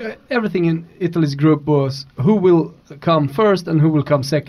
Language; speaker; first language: English; non-native, fluent; Swedish